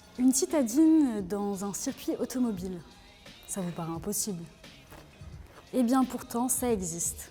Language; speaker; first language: French; native; French